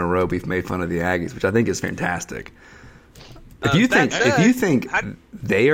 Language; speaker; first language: English; native; English